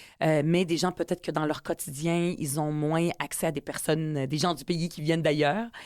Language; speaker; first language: French; early bilingual, other home language; Arabic